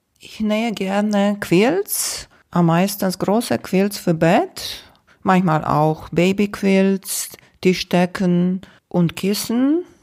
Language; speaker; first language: German; non-native, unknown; Romanian